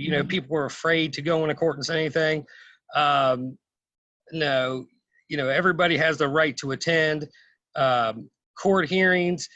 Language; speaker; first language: English; native; English